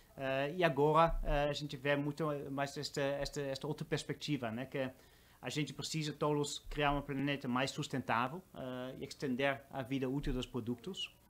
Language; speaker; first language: Portuguese; non-native, fluent; Dutch